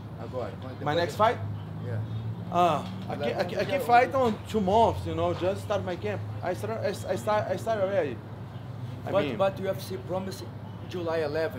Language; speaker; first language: English; non-native, learner; Portuguese